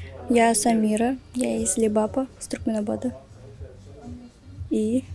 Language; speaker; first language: Russian; non-native, local second language; Turkmen